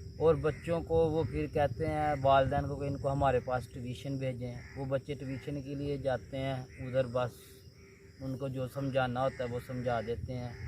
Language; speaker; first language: Urdu; non-native, local second language; Punjabi